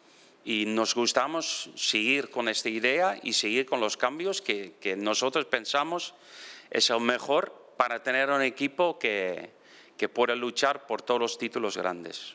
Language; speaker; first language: Spanish; non-native, fluent; Dutch